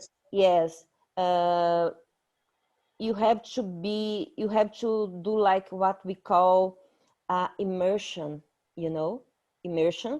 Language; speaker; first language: English; non-native, fluent; Portuguese